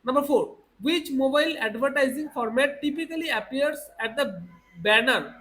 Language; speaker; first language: English; non-native, local second language; Bangla